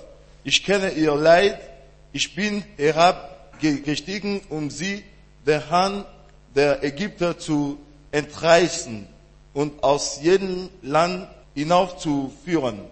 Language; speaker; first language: German; non-native, learner; French